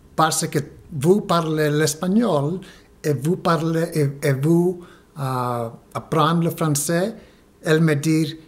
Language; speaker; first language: French; non-native, learner; Spanish